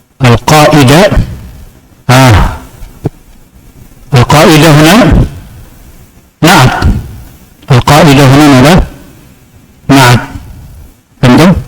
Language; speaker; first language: Arabic; non-native, fluent; Indonesian